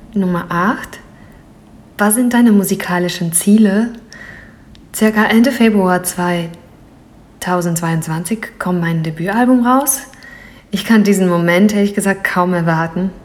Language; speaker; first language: German; non-native, fluent; Greek